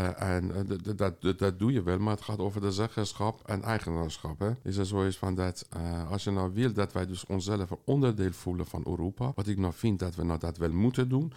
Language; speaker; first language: Dutch; non-native, fluent; Persian